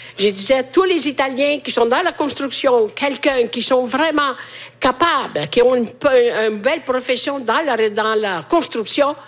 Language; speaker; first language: French; non-native, fluent; Italian